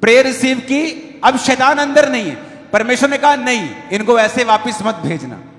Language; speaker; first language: Hindi; non-native, local second language; Punjabi